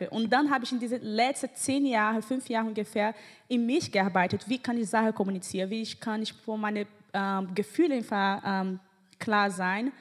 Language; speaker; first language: German; non-native, fluent; Portuguese